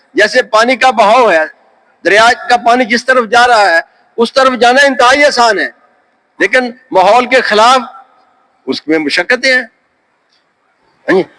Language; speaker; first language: Urdu; native; Urdu